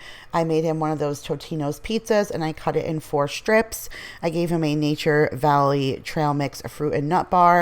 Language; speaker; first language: English; native; English